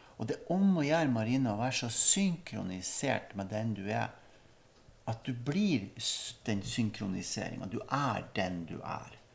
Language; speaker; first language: Norwegian; native; Norwegian